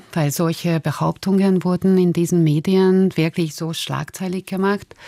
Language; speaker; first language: German; non-native, fluent; Hungarian